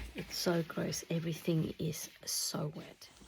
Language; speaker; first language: English; native; English